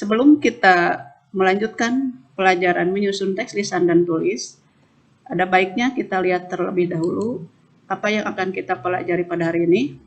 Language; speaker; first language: Indonesian; native; Indonesian